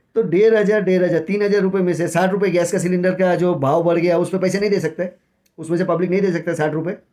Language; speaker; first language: Hindi; non-native, local second language; Bangla